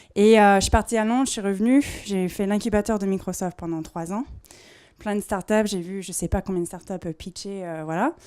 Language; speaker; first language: French; non-native, fluent; English